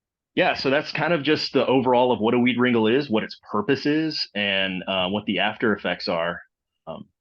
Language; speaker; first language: English; native; English